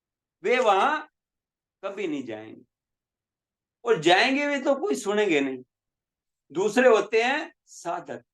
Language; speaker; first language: Hindi; native; Hindi